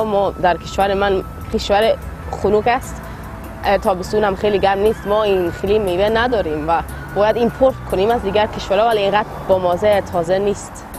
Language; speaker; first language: Persian; non-native, learner; Swedish